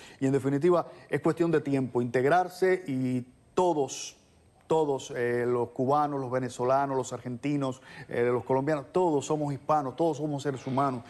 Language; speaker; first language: Spanish; native; Spanish